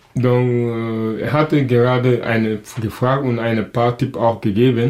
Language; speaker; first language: German; non-native, learner; Wolof